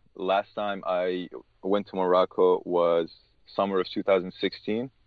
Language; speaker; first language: English; early bilingual, other home language; Arabic